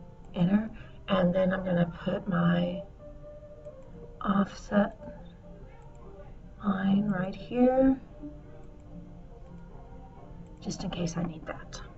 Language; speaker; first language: English; native; English